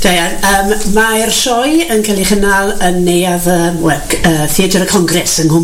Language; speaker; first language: Welsh; native; Welsh